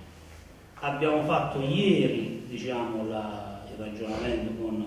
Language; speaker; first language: Italian; native; Italian